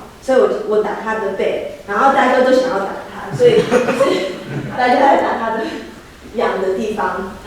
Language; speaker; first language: Chinese; early bilingual, heritage; Chinese